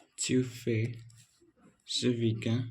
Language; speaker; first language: French; non-native, fluent; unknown